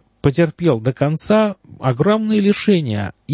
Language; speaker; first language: Russian; native; Russian